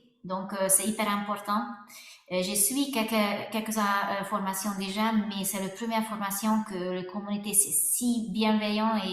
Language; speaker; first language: French; non-native, fluent; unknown